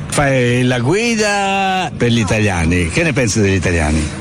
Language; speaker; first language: Italian; native; Italian